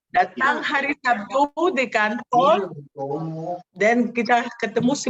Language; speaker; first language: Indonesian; non-native, learner; Filipino